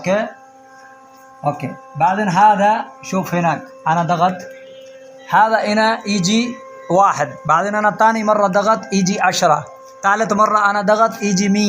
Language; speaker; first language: Arabic; non-native, learner; Punjabi